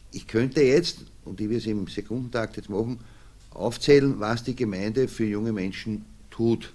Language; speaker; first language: German; native; German